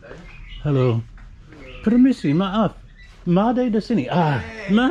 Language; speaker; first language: Indonesian; non-native, learner; English